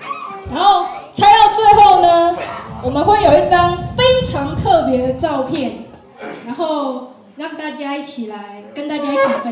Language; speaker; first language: Chinese; native; Chinese